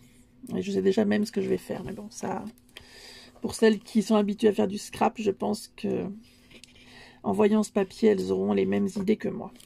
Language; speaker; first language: French; native; French